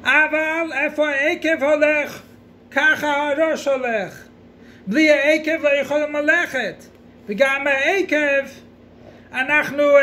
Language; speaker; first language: Hebrew; non-native, fluent; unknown